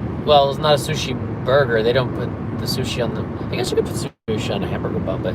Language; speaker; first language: English; native; English